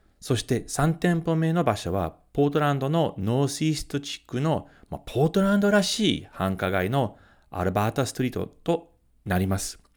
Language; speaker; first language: Japanese; non-native, fluent; English